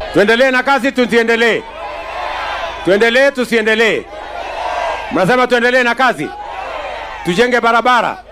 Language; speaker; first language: Swahili; non-native, local second language; Kalenjin